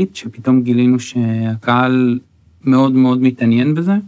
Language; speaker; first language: Hebrew; native; Hebrew